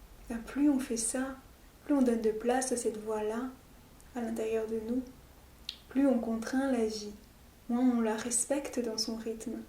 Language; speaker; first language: French; native; French